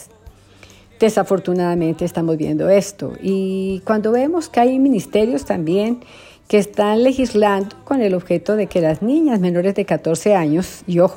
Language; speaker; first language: Spanish; native; Spanish